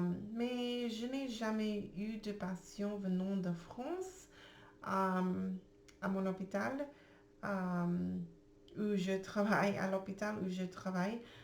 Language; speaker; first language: French; non-native, learner; English